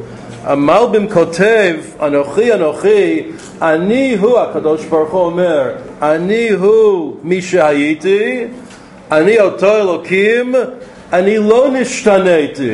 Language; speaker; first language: Hebrew; non-native, fluent; English